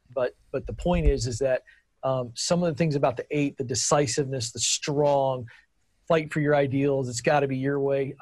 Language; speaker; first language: English; native; English